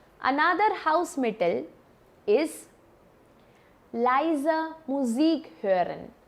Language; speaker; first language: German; non-native, fluent; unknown